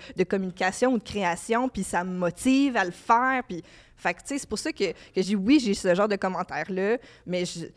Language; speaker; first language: French; native; French